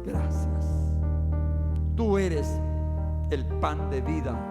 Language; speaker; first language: Spanish; native; Spanish